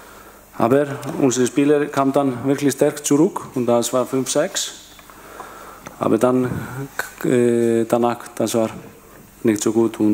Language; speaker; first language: German; non-native, fluent; Icelandic